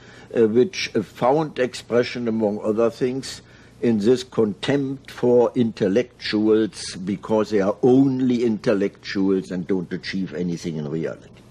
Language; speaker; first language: English; non-native, fluent; German